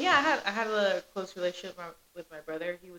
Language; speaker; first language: English; early bilingual, other home language; Spanish